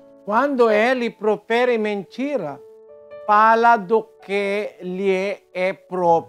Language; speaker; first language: Portuguese; non-native, fluent; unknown